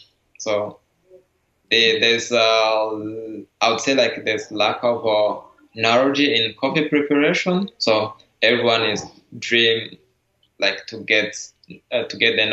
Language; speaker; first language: English; non-native, local second language; Kinyarwanda